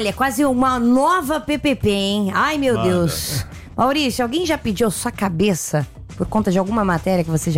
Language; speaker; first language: Portuguese; native; Portuguese